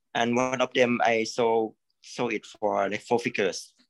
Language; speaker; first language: English; non-native, learner; Thai